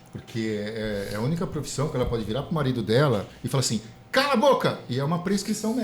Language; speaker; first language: Portuguese; native; Portuguese